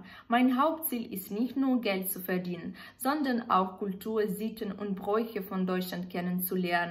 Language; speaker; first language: German; non-native, fluent; Ukrainian